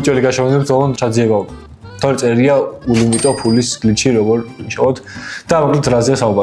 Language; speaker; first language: Georgian; native; Georgian